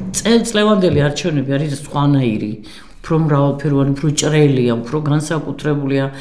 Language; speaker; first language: Georgian; native; Georgian